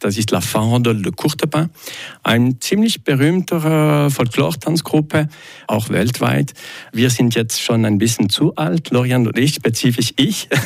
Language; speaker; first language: German; non-native, local second language; French